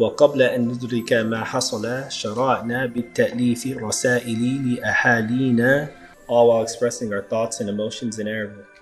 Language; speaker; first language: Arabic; non-native, learner; English